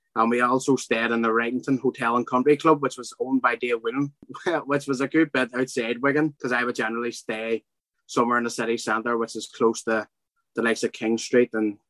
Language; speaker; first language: English; native; English